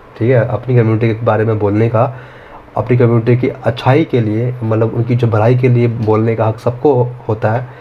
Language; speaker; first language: Hindi; native; Hindi